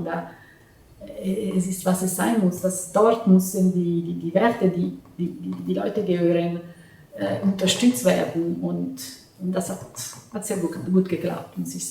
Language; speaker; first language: German; non-native, fluent; Italian